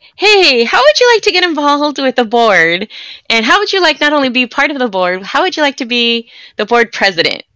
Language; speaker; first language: English; native; English